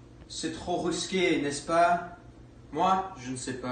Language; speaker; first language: French; non-native, learner; English